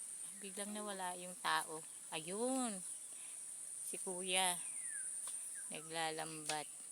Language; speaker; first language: Filipino; native; Filipino